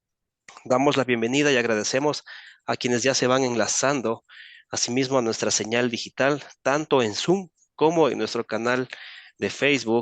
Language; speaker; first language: Spanish; native; Spanish